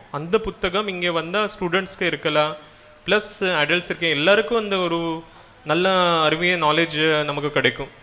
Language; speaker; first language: Tamil; non-native, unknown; Marathi